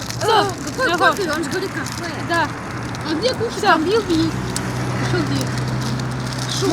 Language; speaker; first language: Russian; native; Russian